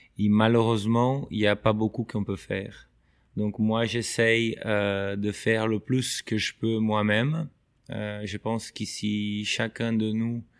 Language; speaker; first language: French; non-native, fluent; Portuguese